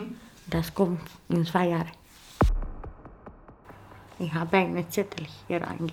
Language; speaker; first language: German; non-native, learner; Romanian